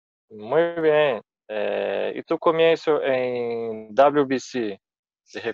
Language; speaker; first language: Spanish; non-native, fluent; Portuguese